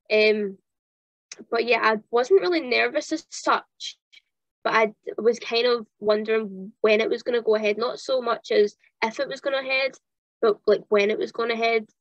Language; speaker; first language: English; native; English